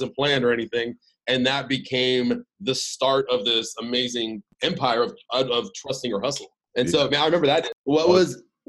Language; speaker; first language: English; early bilingual, other home language; Arabic